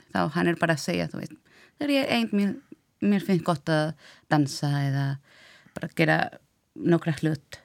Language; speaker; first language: Icelandic; non-native, learner; Spanish